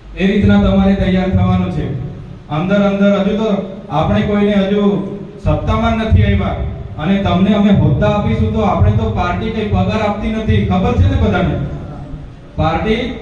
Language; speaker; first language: Gujarati; non-native, local second language; Vasavi